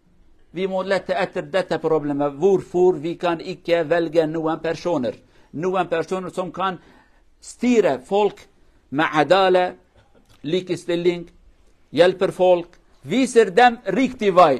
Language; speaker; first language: Norwegian; non-native, fluent; Kurdish